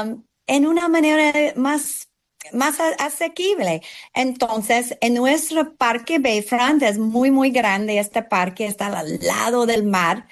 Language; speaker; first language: Spanish; non-native, fluent; English